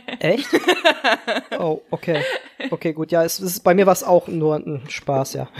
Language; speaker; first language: German; early bilingual, other home language; Czech